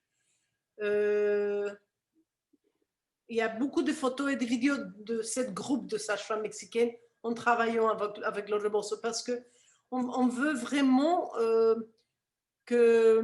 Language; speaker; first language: French; non-native, fluent; Spanish